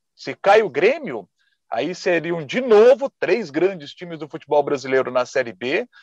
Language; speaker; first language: Portuguese; native; Portuguese